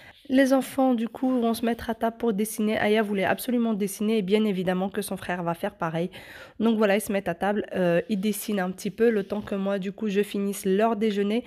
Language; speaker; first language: French; native; French